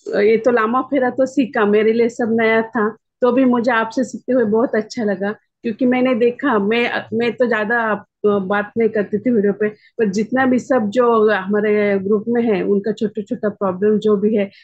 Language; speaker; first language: Hindi; non-native, local second language; Marathi